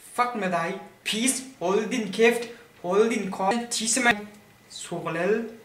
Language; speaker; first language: Danish; non-native, learner; Hakha Chin